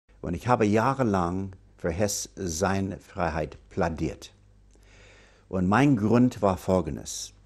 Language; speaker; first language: German; non-native, fluent; English